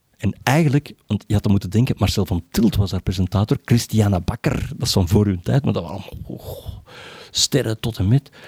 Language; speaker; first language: Dutch; native; Dutch